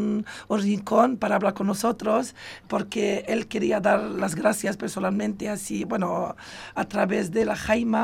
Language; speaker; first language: Spanish; non-native, fluent; Arabic